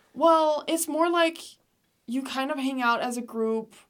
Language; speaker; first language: English; non-native, fluent; Danish